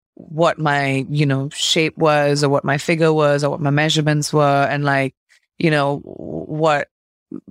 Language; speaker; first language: English; non-native, local second language; Hindi